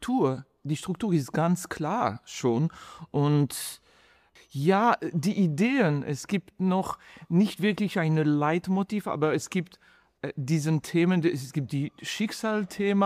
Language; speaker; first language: German; non-native, fluent; French